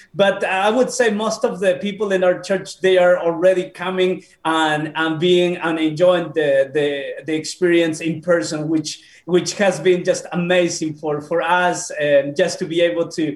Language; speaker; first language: English; non-native, fluent; Spanish